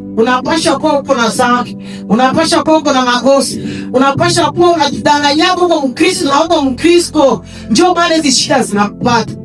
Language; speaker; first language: Swahili; native; Swahili